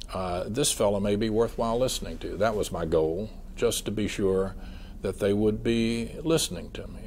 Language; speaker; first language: English; native; English